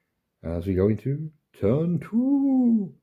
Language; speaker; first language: English; native; English